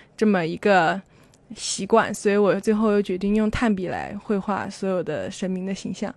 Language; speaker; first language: Chinese; native; Chinese